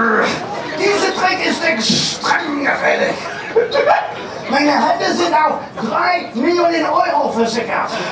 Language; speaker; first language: German; non-native, fluent; English